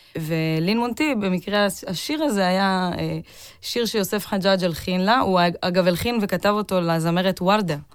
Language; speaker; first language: Hebrew; native; Hebrew